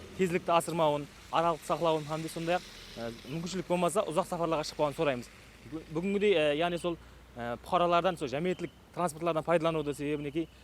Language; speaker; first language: Uzbek; non-native, local second language; Kara-Kalpak